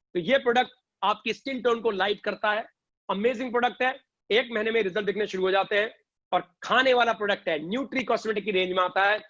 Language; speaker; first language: Hindi; native; Hindi